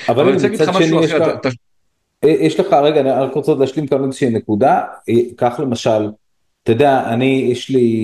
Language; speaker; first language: Hebrew; native; Hebrew